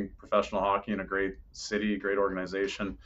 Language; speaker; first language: English; native; English